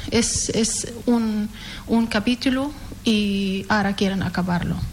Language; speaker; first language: Spanish; non-native, learner; Arabic